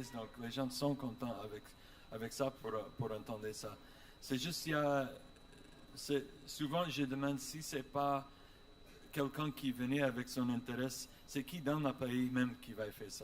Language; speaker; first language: French; non-native, learner; English